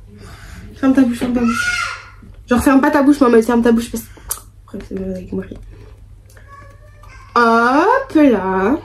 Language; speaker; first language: French; native; French